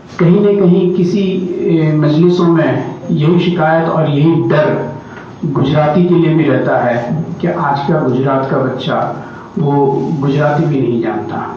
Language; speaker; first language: Urdu; native; Urdu